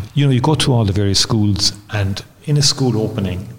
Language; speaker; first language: English; native; English